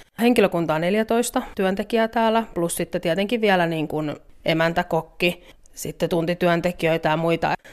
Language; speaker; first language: Finnish; native; Finnish